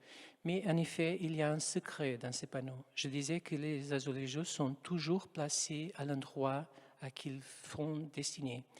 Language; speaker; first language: French; non-native, fluent; Portuguese